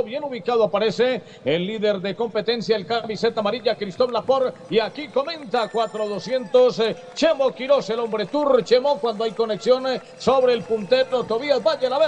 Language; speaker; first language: Spanish; native; Spanish